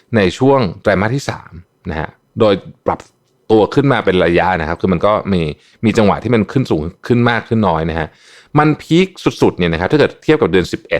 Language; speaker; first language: Thai; native; Thai